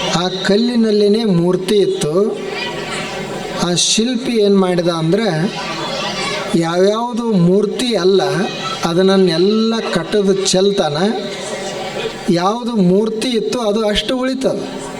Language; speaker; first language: Kannada; native; Kannada